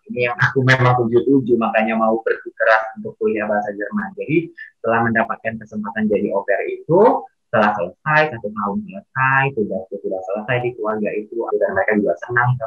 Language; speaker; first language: Indonesian; native; Indonesian